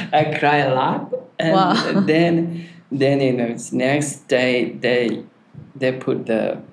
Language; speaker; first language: English; non-native, learner; Tibetan